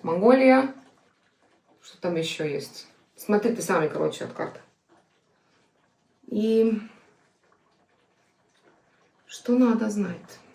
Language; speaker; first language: Russian; non-native, fluent; Estonian